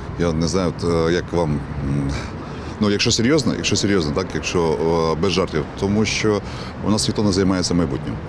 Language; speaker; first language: Ukrainian; native; Ukrainian